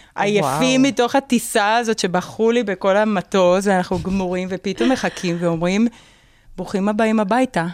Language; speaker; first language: Hebrew; non-native, fluent; Spanish